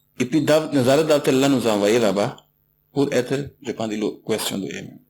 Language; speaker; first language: French; non-native, learner; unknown